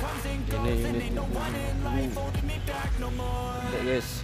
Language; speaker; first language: Indonesian; native; Indonesian